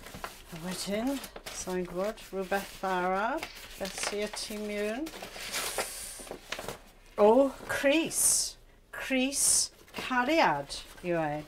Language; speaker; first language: Welsh; non-native, learner; English